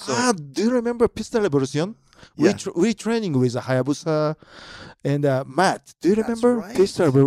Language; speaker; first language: English; non-native, learner; Japanese